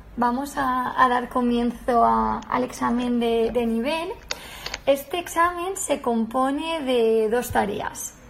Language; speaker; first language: Spanish; native; Spanish